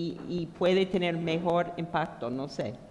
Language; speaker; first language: Spanish; non-native, fluent; English